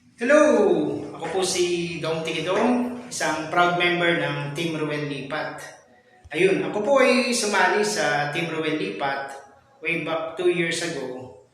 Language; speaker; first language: Filipino; non-native, local second language; Bikol